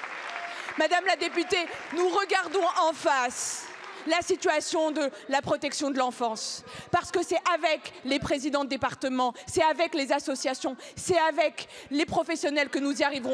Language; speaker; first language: French; native; French